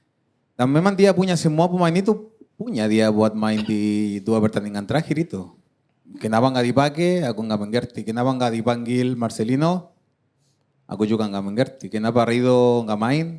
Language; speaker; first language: Indonesian; non-native, fluent; Dutch